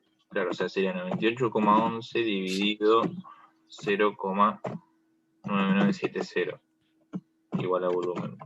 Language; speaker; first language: Spanish; native; Spanish